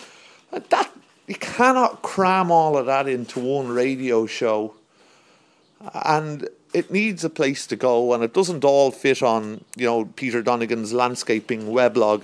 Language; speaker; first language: English; native; English